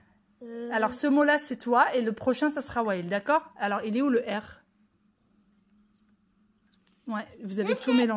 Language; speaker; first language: French; native; French